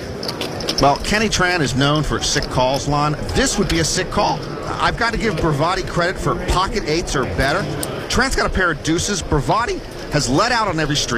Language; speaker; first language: English; native; English